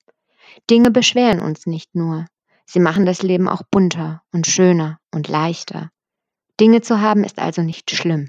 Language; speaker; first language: German; native; German